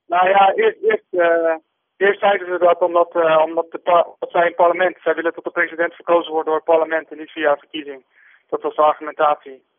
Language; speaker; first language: Dutch; native; Dutch